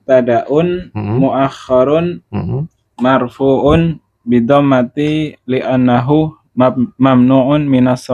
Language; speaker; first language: Arabic; non-native, learner; Indonesian